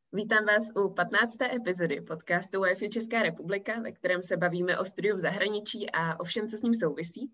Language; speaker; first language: Czech; native; Czech